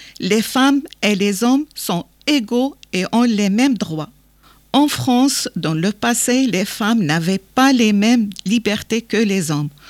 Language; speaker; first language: French; non-native, local second language; Arabic